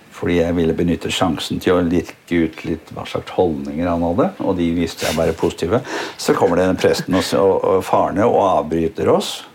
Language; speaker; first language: Norwegian; native; Norwegian